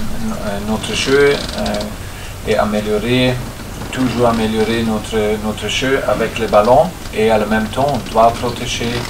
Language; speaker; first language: French; non-native, fluent; German